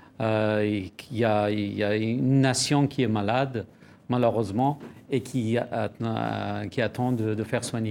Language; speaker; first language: French; non-native, fluent; Persian